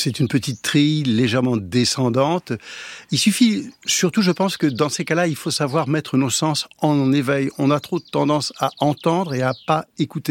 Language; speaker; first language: French; native; French